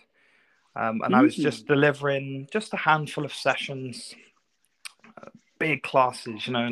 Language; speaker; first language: English; native; English